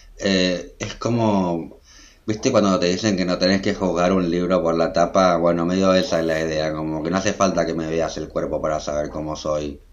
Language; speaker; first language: Spanish; native; Spanish